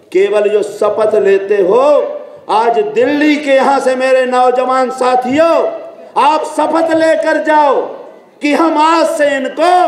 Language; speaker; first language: Hindi; native; Hindi